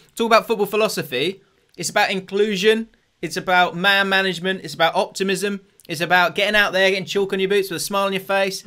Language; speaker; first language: English; native; English